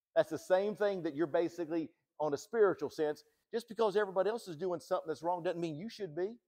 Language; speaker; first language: English; native; English